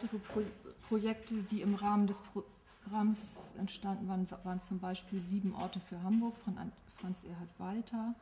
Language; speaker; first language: German; native; German